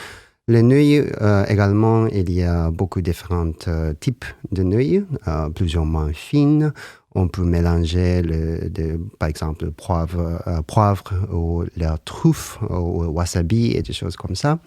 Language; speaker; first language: French; non-native, learner; Japanese